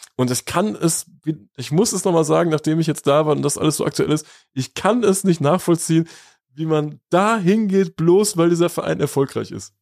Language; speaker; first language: German; native; German